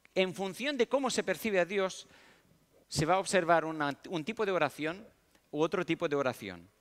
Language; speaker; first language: Spanish; early bilingual, other home language; Romanian